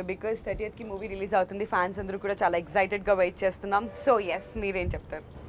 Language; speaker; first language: Telugu; native; Telugu